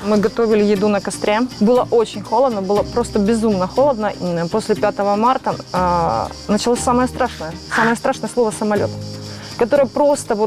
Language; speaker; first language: Russian; native; Russian